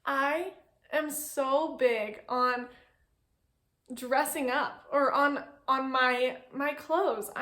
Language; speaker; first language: English; native; English